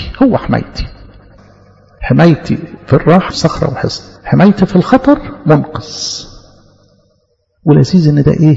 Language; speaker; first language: Arabic; native; Arabic